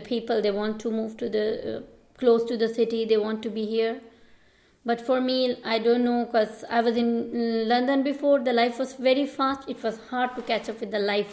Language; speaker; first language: English; non-native, local second language; Urdu